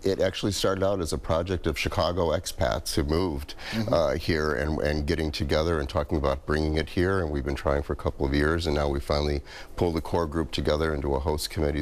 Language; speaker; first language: English; native; English